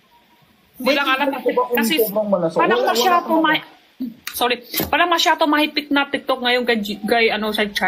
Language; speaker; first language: Filipino; non-native, learner; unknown